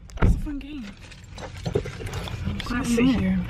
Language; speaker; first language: English; native; English